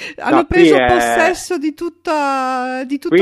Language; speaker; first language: Italian; native; Italian